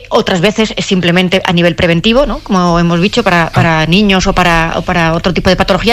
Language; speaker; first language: Spanish; native; Spanish